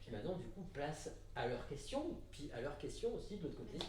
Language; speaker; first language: French; native; French